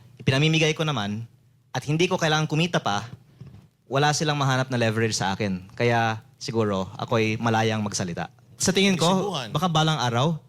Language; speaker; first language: Filipino; native; Filipino